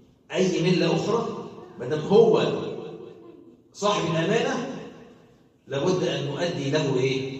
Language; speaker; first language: Arabic; native; Arabic